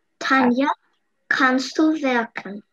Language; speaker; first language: German; non-native, learner; Russian